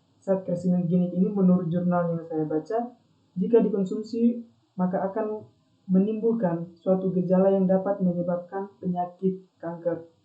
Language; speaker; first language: Indonesian; non-native, local second language; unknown